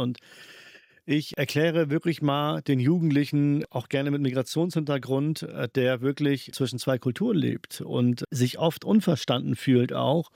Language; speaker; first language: German; early bilingual, other home language; Urdu